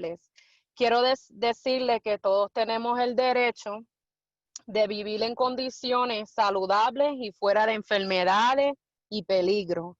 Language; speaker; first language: Spanish; early bilingual, heritage; Spanish